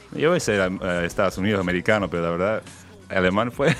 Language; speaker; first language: Spanish; early bilingual, heritage; Spanish